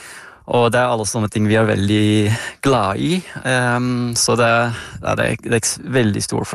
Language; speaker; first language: Norwegian; non-native, fluent; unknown